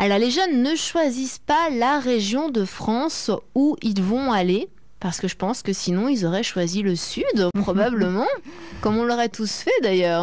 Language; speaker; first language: French; native; French